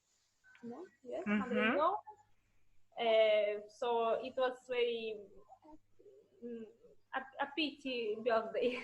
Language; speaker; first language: English; non-native, learner; Russian